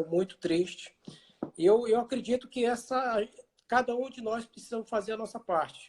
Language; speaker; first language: Portuguese; native; Portuguese